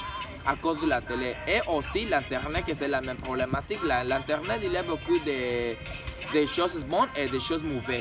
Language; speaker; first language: French; non-native, learner; Spanish